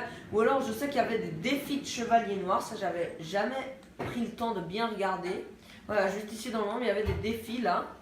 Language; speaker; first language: French; native; French